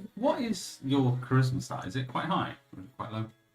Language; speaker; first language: English; native; English